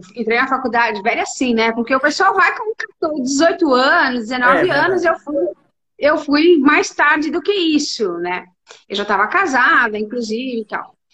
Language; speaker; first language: Portuguese; native; Portuguese